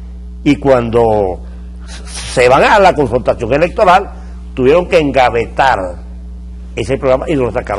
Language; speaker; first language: Spanish; native; Spanish